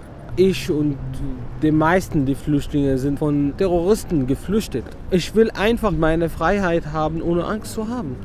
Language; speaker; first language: German; non-native, learner; Arabic